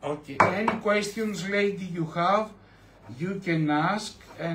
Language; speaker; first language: English; non-native, fluent; Greek